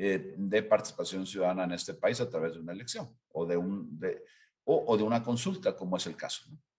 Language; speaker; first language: Spanish; native; Spanish